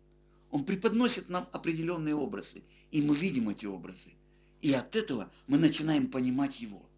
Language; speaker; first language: Russian; native; Russian